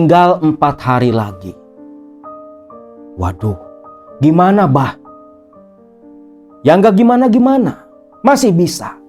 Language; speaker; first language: Indonesian; non-native, local second language; Sundanese